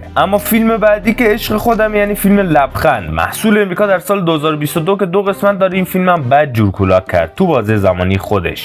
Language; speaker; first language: Persian; native; Persian